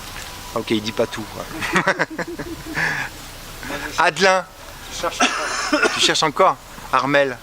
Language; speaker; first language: French; native; French